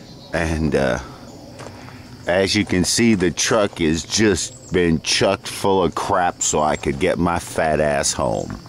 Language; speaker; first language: English; native; English